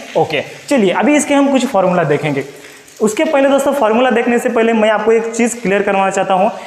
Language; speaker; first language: Hindi; non-native, local second language; Marathi